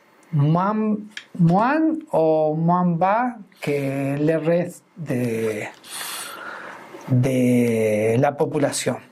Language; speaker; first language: French; non-native, fluent; Spanish